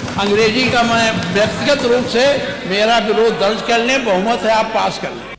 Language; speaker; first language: Hindi; native; Hindi